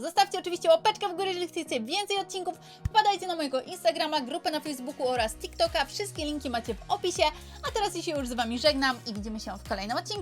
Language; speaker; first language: Polish; native; Polish